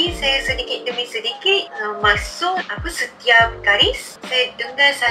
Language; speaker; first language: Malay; non-native, fluent; Japanese